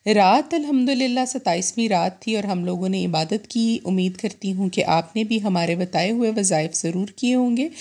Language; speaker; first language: Urdu; native; Urdu